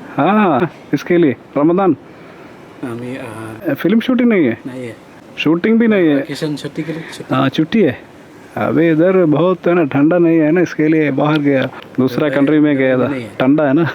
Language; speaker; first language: Hindi; non-native, local second language; Malayalam